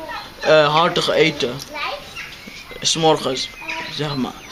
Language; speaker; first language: Dutch; early bilingual, other home language; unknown